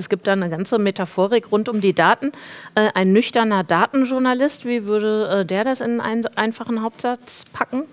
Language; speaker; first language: German; native; German